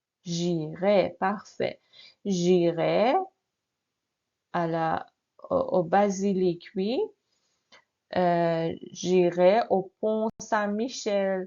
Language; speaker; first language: French; non-native, fluent; Persian